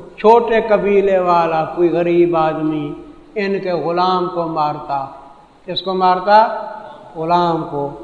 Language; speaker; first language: Urdu; non-native, local second language; Saraiki